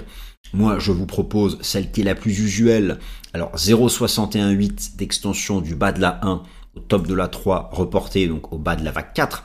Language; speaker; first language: French; native; French